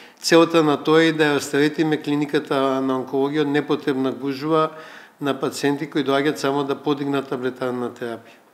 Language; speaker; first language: Macedonian; native; Macedonian